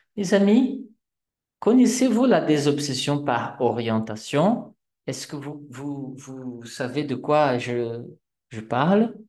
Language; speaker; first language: French; non-native, fluent; Portuguese